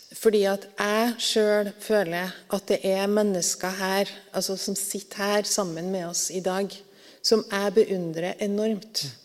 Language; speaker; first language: Norwegian; native; Norwegian